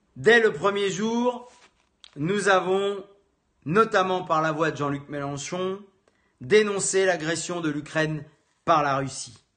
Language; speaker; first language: French; native; French